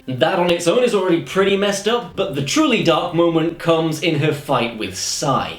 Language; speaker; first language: English; native; English